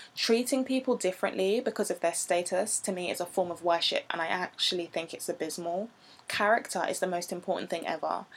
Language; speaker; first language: English; native; English